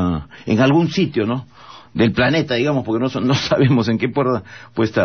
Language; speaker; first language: Spanish; native; Spanish